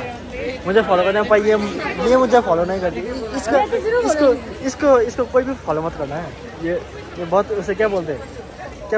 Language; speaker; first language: Hindi; non-native, local second language; Nepali